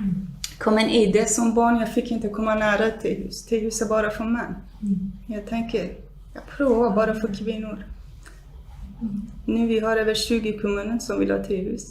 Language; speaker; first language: Swedish; non-native, fluent; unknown